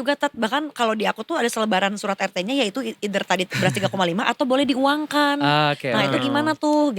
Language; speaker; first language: Indonesian; native; Indonesian